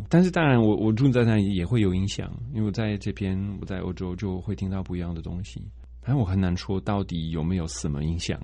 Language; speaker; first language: Chinese; non-native, fluent; French